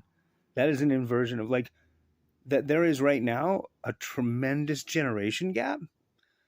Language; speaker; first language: English; native; English